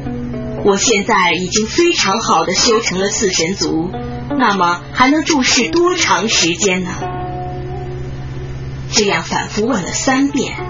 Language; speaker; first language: Chinese; native; Chinese